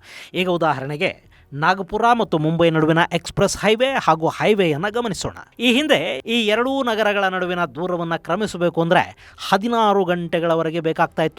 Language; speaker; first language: Kannada; native; Kannada